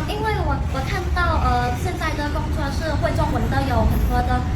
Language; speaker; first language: Chinese; non-native, learner; Khmer